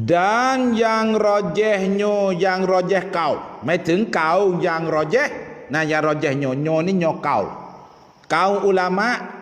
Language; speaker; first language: Thai; non-native, local second language; Malay